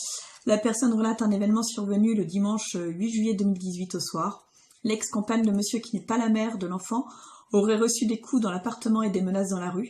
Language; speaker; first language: French; native; French